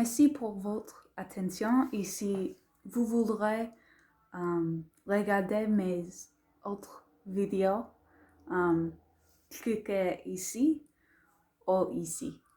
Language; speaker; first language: French; non-native, learner; English